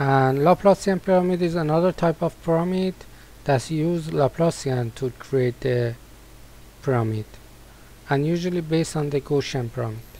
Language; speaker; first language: English; non-native, fluent; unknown